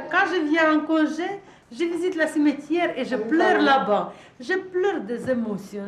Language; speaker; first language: French; non-native, fluent; Russian